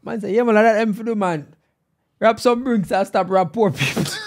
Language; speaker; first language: English; native; English